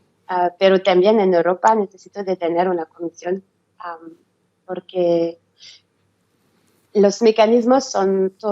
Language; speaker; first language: Spanish; non-native, learner; French